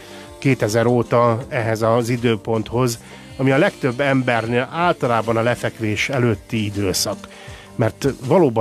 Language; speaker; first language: Hungarian; native; Hungarian